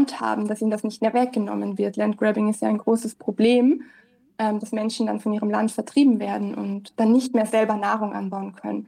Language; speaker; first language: German; native; German